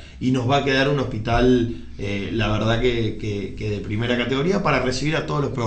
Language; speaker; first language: Spanish; native; Spanish